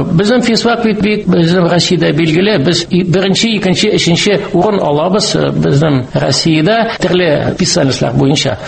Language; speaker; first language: Tatar; non-native, local second language; Russian